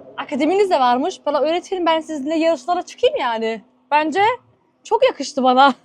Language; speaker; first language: Turkish; early bilingual, heritage; Turkish